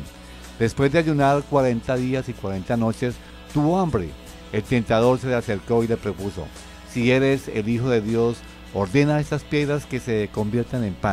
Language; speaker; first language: Spanish; native; Spanish